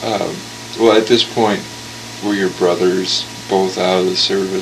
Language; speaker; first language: English; native; English